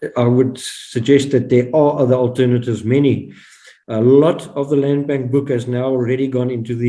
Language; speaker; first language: English; non-native, local second language; Afrikaans